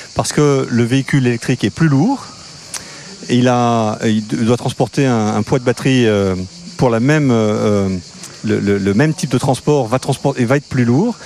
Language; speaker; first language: French; native; French